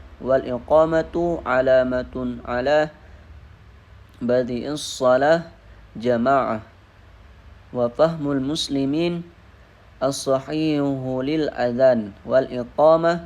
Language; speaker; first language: Arabic; non-native, learner; Indonesian